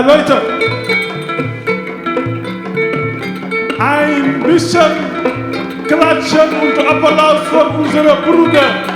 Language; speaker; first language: German; non-native, fluent; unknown